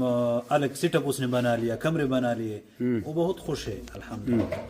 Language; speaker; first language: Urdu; non-native, local second language; Pashto